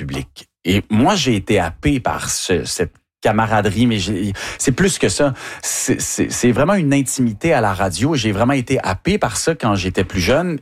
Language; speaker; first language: French; native; French